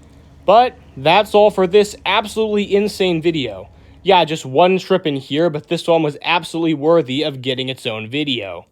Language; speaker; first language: English; native; English